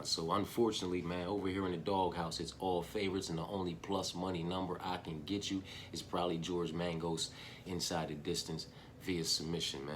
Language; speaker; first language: English; native; English